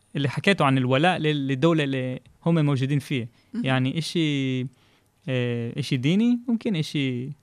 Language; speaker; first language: Arabic; non-native, fluent; Hebrew